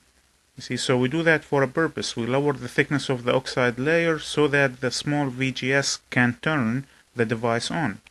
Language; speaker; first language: English; non-native, fluent; Arabic